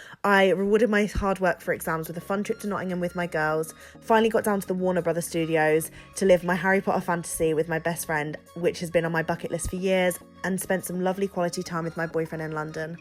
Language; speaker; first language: English; native; English